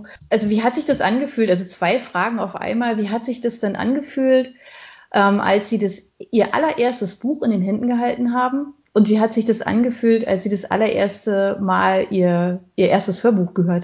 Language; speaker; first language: German; native; German